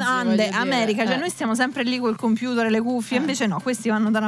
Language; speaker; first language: Italian; native; Italian